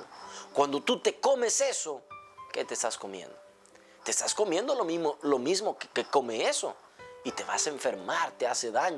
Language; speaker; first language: Spanish; native; Spanish